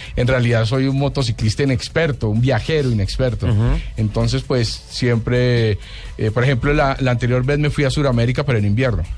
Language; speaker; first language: Spanish; native; Spanish